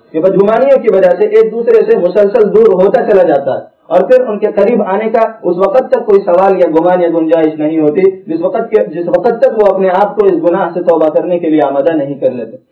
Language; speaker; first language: Urdu; native; Urdu